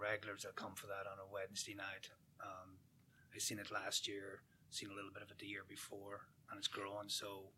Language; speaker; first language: English; native; English